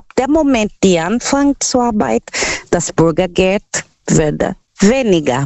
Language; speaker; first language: German; non-native, learner; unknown